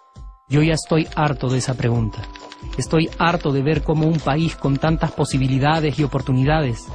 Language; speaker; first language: Spanish; native; Spanish